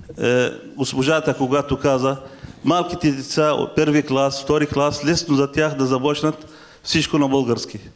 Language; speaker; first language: Bulgarian; non-native, fluent; Arabic